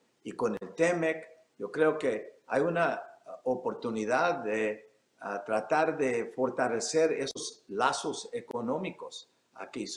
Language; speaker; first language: Spanish; early bilingual, heritage; Spanish